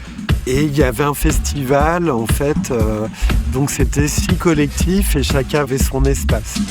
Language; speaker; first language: French; native; French